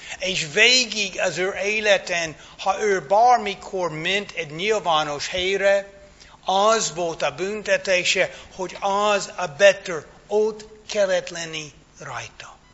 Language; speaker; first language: Hungarian; non-native, fluent; English